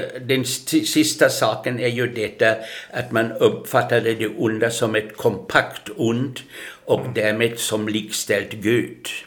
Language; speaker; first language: Swedish; non-native, fluent; German